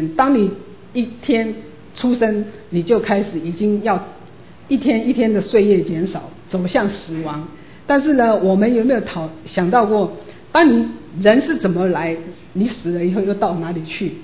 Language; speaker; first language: Chinese; native; Chinese